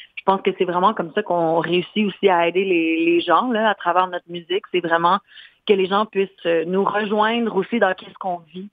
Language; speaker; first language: French; non-native, local second language; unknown